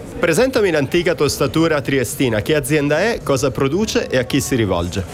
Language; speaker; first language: Italian; native; Italian